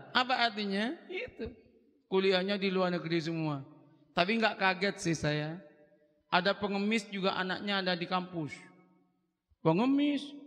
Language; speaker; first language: Indonesian; non-native, local second language; Madurese